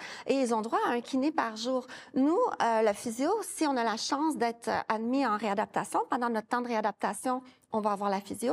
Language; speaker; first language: French; native; French